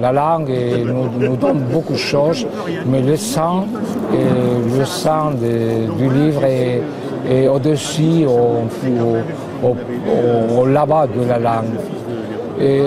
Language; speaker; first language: French; non-native, fluent; Spanish